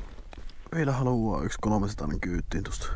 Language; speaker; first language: Finnish; native; Finnish